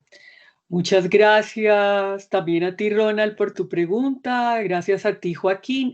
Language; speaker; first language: Spanish; native; Spanish